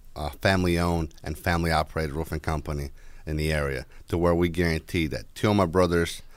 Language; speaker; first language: English; non-native, fluent; Ukrainian